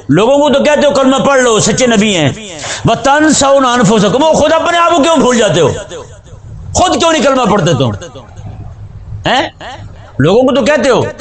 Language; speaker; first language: Urdu; non-native, local second language; Punjabi